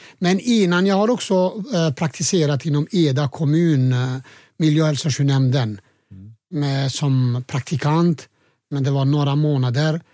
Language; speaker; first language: Swedish; non-native, fluent; Albanian